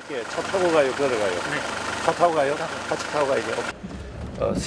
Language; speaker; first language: Korean; native; Korean